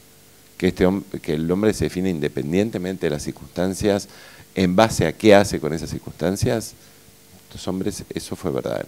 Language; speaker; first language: Spanish; native; Spanish